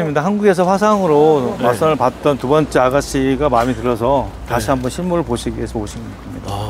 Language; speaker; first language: Korean; native; Korean